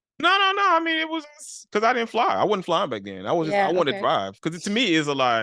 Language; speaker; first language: English; native; English